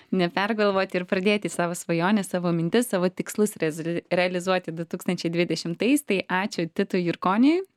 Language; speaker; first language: Lithuanian; native; Lithuanian